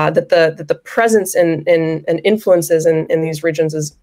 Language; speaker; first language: English; native; English